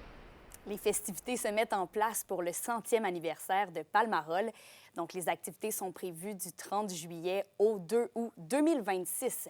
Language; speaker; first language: French; native; French